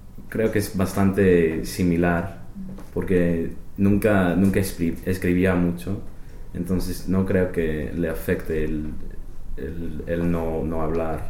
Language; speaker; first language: Spanish; non-native, fluent; English